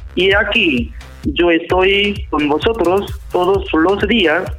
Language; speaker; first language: Spanish; non-native, learner; Korean